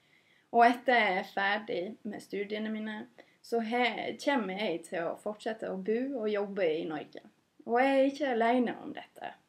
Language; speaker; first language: Norwegian; non-native, fluent; English